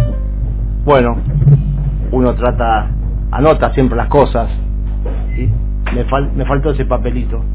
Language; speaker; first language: Spanish; native; Spanish